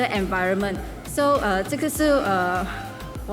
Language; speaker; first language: Chinese; non-native, local second language; English